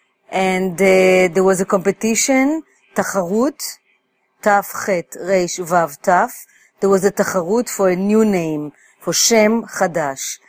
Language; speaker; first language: English; non-native, fluent; Hebrew